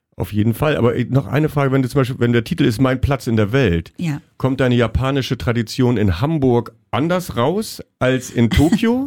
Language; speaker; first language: German; native; German